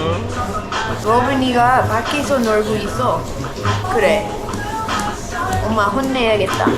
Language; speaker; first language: Korean; non-native, learner; English